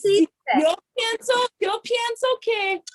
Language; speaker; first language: Spanish; non-native, learner; English